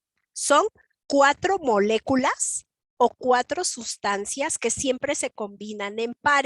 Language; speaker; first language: Spanish; native; Spanish